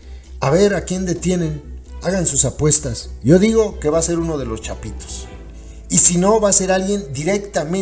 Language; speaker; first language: Spanish; native; Spanish